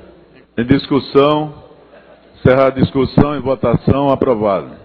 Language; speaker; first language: Portuguese; native; Portuguese